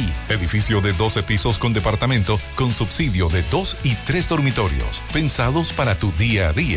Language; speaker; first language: Spanish; native; Spanish